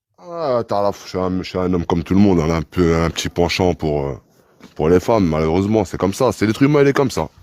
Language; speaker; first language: French; early bilingual, other home language; Arabic